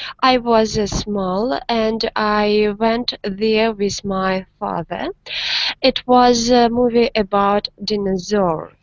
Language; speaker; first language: English; non-native, learner; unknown